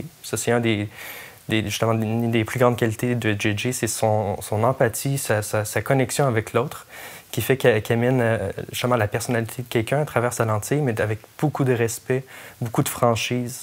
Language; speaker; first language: French; native; French